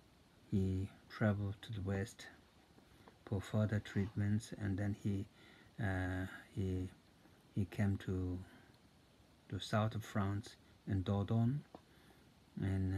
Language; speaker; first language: English; non-native, fluent; Tibetan